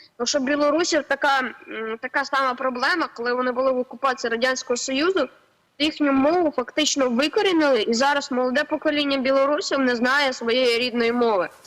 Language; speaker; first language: Ukrainian; native; Ukrainian